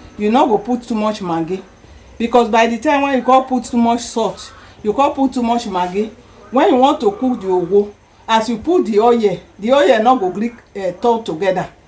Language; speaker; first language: Nigerian Pidgin; non-native, local second language; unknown